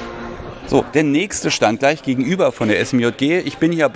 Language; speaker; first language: German; native; German